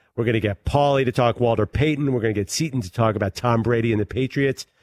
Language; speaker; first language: English; native; English